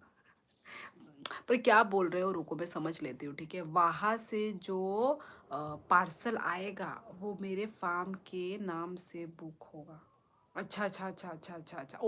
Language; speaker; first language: Hindi; non-native, local second language; Kok Borok